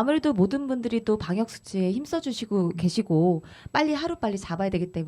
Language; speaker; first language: Korean; native; Korean